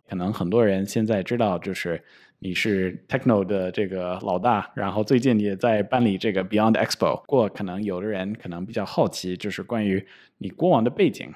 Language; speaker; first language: Chinese; non-native, fluent; English